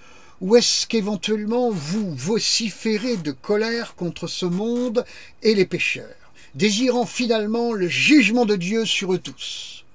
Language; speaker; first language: French; native; French